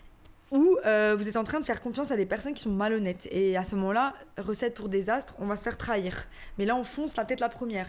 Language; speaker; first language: French; native; French